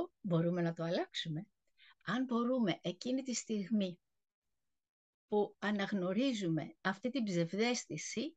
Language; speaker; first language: Greek; native; Greek